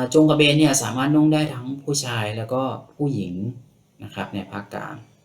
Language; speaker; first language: Thai; native; Thai